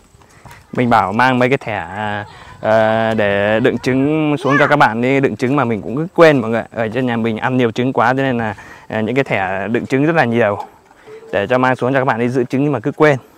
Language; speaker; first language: Vietnamese; native; Vietnamese